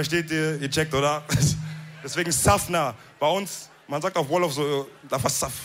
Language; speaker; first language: German; early bilingual, other home language; Wolof